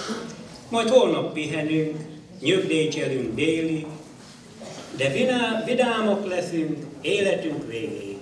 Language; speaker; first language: Hungarian; native; Hungarian